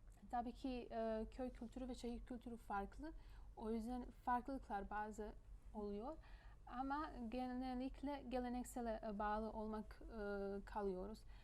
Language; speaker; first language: Turkish; non-native, fluent; Bosnian